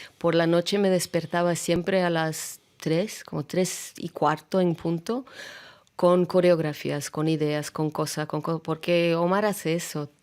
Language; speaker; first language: Spanish; non-native, fluent; Russian